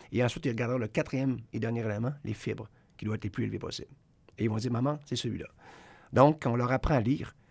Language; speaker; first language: French; native; French